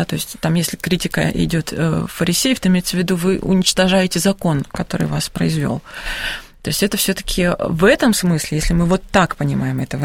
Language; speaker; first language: Russian; native; Russian